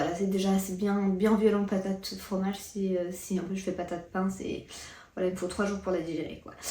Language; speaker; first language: French; early bilingual, other home language; Portuguese